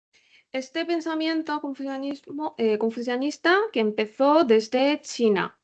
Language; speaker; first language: Spanish; non-native, learner; Korean